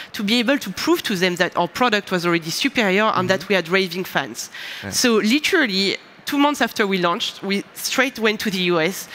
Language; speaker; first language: English; non-native, fluent; French